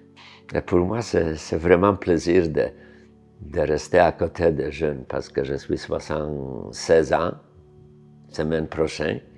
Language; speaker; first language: French; non-native, learner; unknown